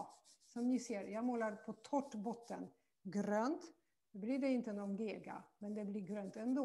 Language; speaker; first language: Swedish; non-native, fluent; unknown